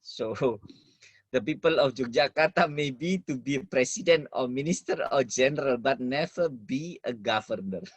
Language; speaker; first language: English; non-native, fluent; Indonesian